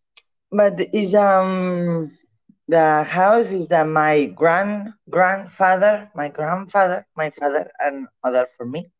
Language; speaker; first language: English; non-native, learner; Catalan